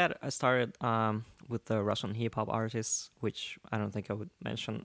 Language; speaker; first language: English; non-native, fluent; Russian